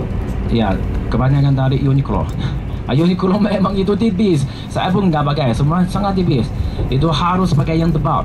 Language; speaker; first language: Indonesian; non-native, fluent; Chinese